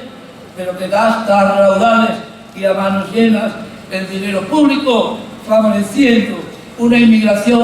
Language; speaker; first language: Spanish; native; Spanish